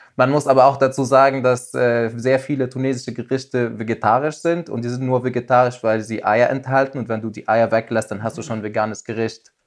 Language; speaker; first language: German; non-native, fluent; Arabic